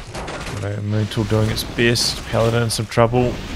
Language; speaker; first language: English; native; English